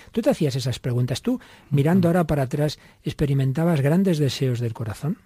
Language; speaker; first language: Spanish; native; Spanish